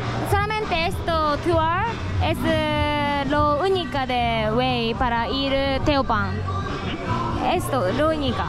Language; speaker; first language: Spanish; non-native, learner; Japanese